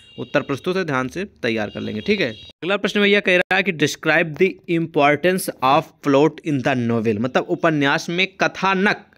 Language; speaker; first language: Hindi; native; Hindi